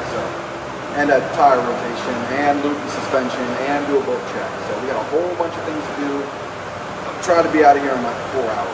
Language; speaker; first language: English; native; English